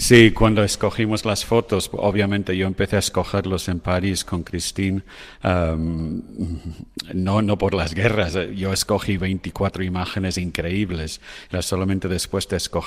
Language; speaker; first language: Spanish; non-native, fluent; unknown